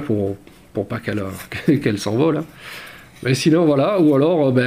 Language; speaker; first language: French; native; French